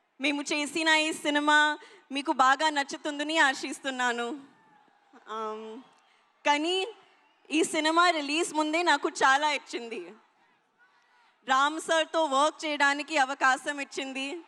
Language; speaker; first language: Telugu; non-native, fluent; Hindi